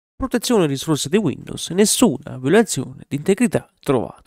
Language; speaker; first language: Italian; native; Italian